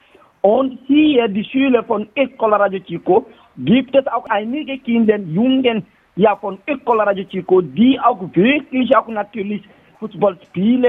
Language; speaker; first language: German; non-native, learner; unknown